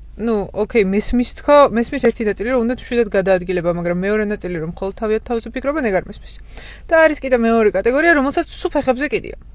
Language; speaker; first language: Georgian; native; Georgian